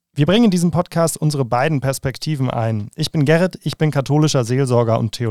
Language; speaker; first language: German; native; German